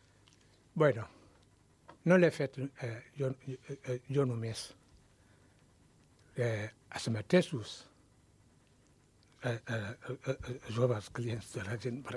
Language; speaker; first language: Catalan; non-native, learner; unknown